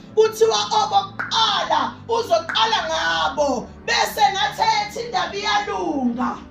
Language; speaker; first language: Zulu; native; Zulu